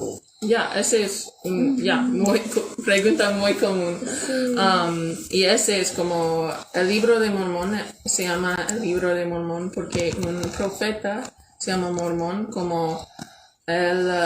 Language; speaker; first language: Spanish; non-native, learner; English